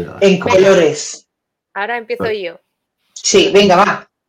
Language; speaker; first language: Spanish; non-native, fluent; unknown